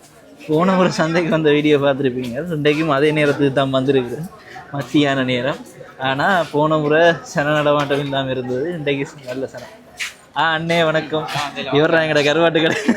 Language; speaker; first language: Tamil; native; Tamil